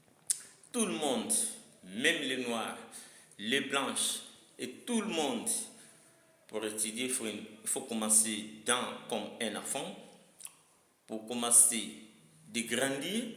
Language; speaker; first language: French; non-native, learner; Lingala